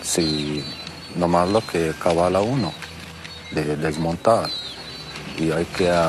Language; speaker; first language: Spanish; non-native, local second language; Plautdietsch